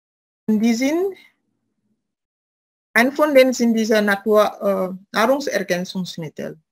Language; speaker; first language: German; non-native, fluent; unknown